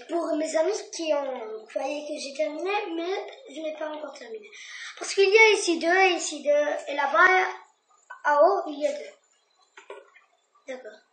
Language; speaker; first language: French; non-native, learner; Arabic